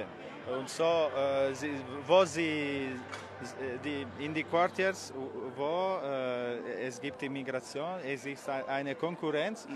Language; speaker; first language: German; non-native, learner; Italian